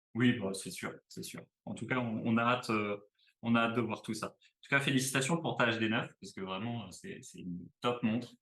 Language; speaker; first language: French; native; French